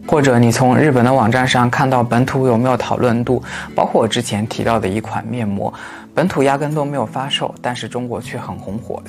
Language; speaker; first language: Chinese; native; Chinese